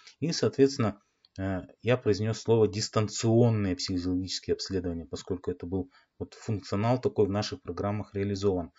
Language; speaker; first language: Russian; native; Russian